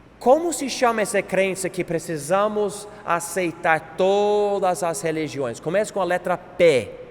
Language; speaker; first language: Portuguese; non-native, fluent; English